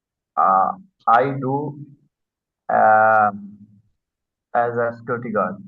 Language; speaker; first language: English; non-native, learner; Urdu